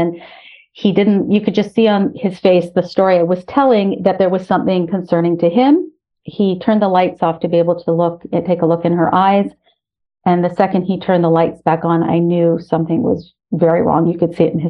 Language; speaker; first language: English; native; English